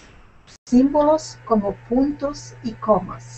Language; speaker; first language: Spanish; non-native, learner; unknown